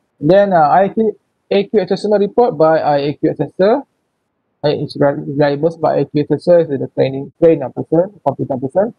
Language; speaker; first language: English; non-native, local second language; Malay